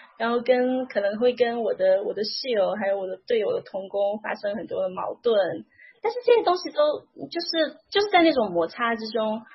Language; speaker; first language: Chinese; native; Chinese